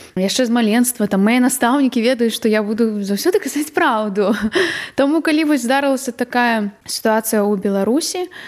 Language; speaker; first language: Belarusian; non-native, local second language; Russian